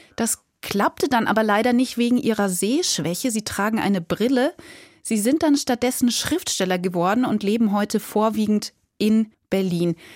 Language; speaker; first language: German; native; German